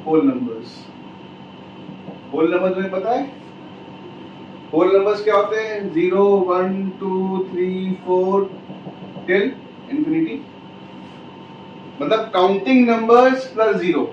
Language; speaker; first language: Hindi; native; Hindi